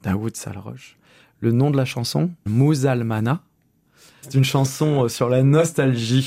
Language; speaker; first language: French; native; French